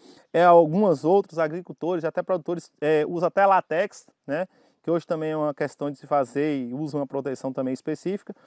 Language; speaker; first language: Portuguese; native; Portuguese